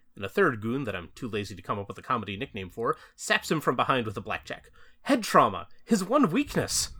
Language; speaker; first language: English; native; English